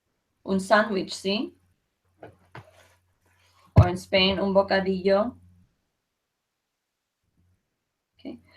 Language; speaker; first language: Spanish; non-native, fluent; English